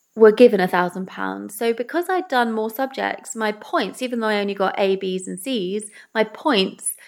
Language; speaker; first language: English; native; English